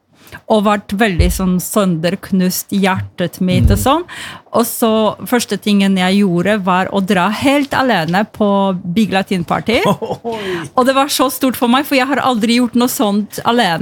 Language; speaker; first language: Norwegian; non-native, fluent; Polish